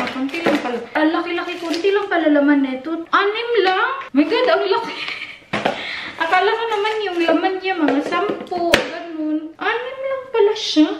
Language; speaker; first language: Filipino; non-native, local second language; Cebuano